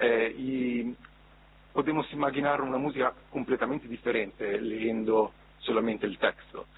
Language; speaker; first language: Spanish; non-native, fluent; Italian